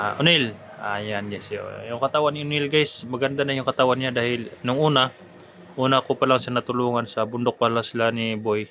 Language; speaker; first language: Filipino; non-native, local second language; Cebuano